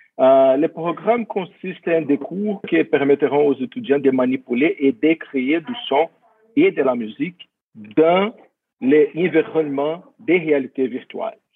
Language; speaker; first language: French; non-native, fluent; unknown